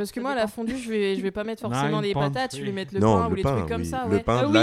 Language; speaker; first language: French; native; French